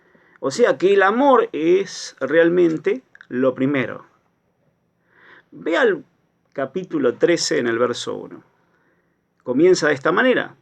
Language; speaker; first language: Spanish; native; Spanish